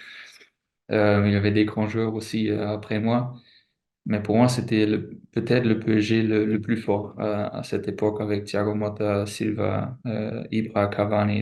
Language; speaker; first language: French; non-native, fluent; German